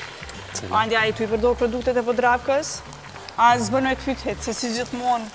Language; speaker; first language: Albanian; native; Albanian